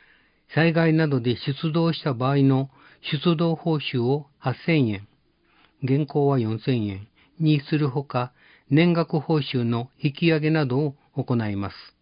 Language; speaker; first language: Japanese; native; Japanese